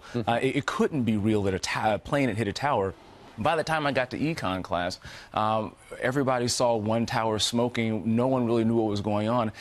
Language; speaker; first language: English; native; English